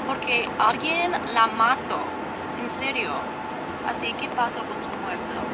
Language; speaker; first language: Spanish; non-native, learner; English